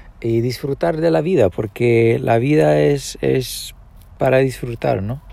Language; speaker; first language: Spanish; early bilingual, heritage; Spanish